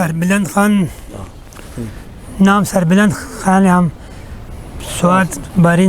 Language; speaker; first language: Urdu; non-native, local second language; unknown